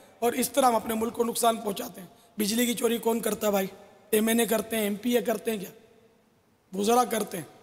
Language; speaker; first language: Urdu; non-native, local second language; Memoni